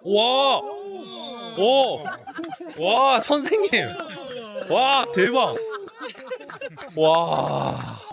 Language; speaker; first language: Korean; native; Korean